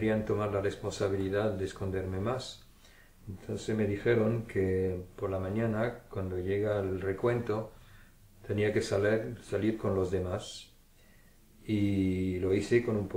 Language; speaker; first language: Spanish; early bilingual, heritage; German